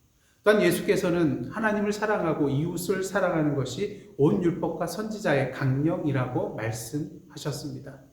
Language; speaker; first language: Korean; native; Korean